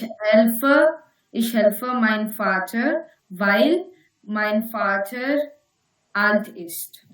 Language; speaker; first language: German; non-native, learner; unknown